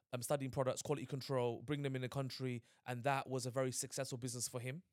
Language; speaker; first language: English; native; English